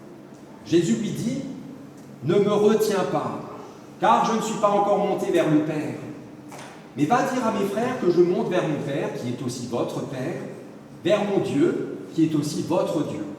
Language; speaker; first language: French; native; French